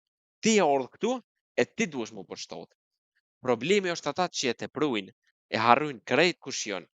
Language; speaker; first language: Albanian; early bilingual, heritage; Albanian